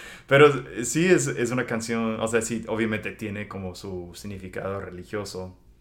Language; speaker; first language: Spanish; non-native, fluent; English